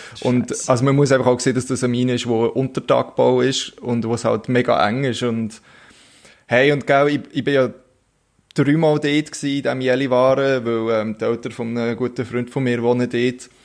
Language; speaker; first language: German; native; German